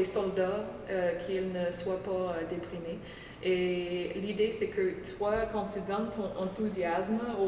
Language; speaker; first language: French; non-native, local second language; English